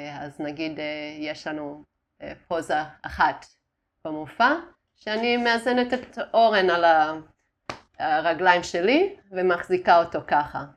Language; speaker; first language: Hebrew; non-native, fluent; Italian